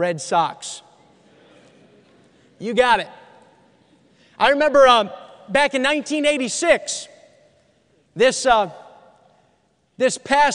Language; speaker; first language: English; native; English